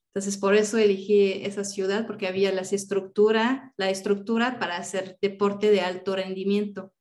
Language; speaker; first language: Spanish; non-native, fluent; French